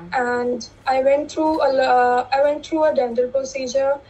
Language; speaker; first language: English; non-native, local second language; Hindi